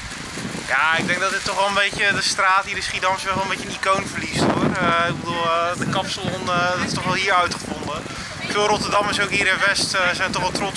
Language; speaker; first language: Dutch; native; Dutch